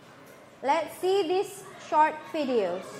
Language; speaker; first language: English; non-native, fluent; Indonesian